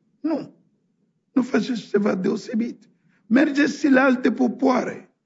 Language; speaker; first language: Romanian; non-native, fluent; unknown